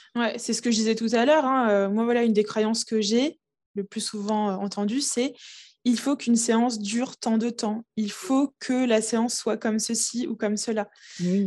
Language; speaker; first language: French; early bilingual, other home language; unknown